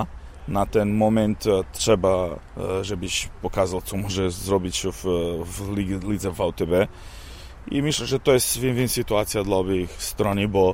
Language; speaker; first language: Polish; non-native, fluent; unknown